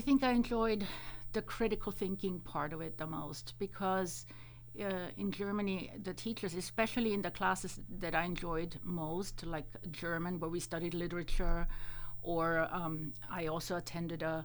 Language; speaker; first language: English; non-native, fluent; German